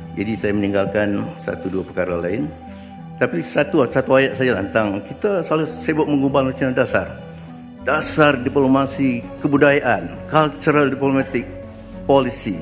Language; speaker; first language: Malay; native; Malay